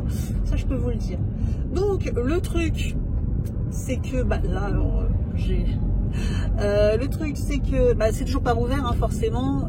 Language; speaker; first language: French; native; French